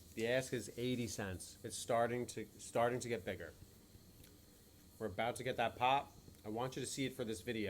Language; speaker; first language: English; native; English